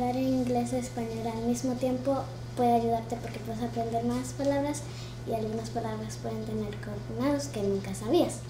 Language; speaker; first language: Spanish; early bilingual, heritage; Spanish